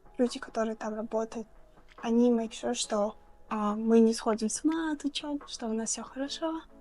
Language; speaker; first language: Russian; non-native, local second language; Tajik